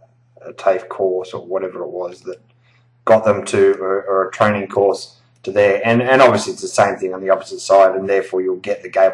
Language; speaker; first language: English; native; English